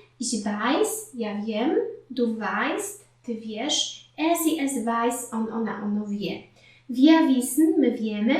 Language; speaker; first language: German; non-native, fluent; Polish